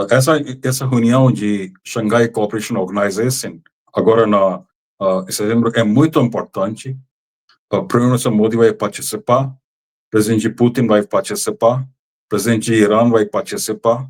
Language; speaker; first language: Portuguese; non-native, fluent; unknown